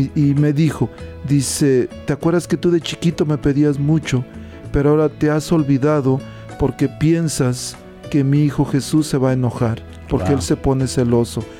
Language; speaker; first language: Spanish; native; Spanish